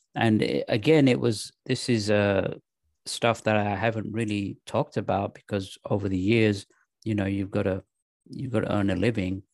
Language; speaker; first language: English; native; English